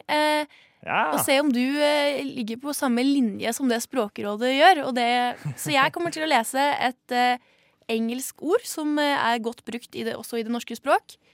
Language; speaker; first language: Norwegian; native; Norwegian